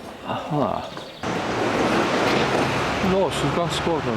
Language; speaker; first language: German; native; German